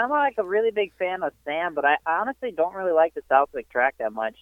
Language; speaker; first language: English; native; English